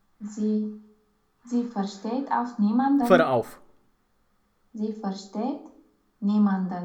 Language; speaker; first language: German; non-native, learner; Romanian